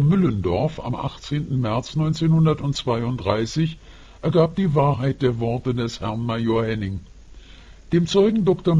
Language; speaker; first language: German; native; German